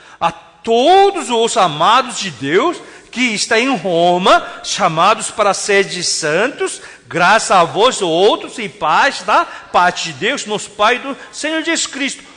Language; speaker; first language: Portuguese; non-native, fluent; Korean